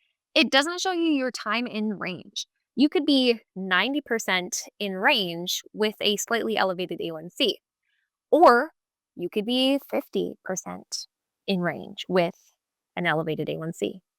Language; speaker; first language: English; native; English